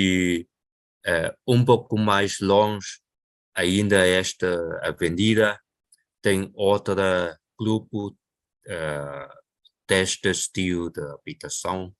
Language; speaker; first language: Portuguese; non-native, local second language; Chinese